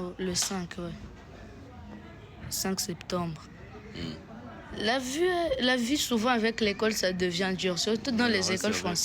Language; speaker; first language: French; non-native, local second language; Kinyarwanda